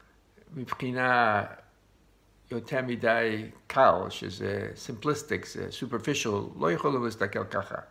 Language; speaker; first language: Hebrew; non-native, fluent; English